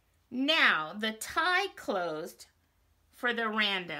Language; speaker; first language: English; native; English